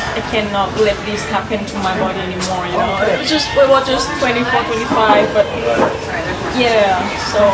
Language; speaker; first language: English; non-native, learner; Thai